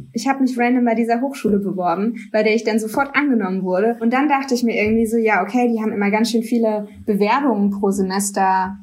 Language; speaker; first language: German; native; German